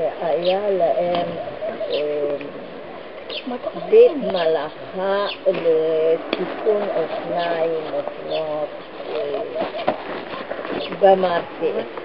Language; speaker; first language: Hebrew; non-native, fluent; Hungarian